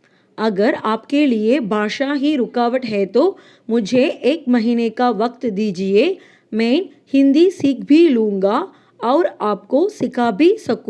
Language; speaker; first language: Hindi; non-native, local second language; Tamil